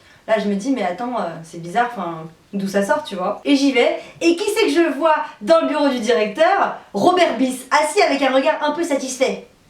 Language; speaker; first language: French; native; French